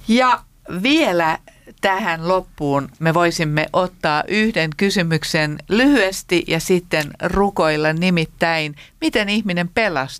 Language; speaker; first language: Finnish; native; Finnish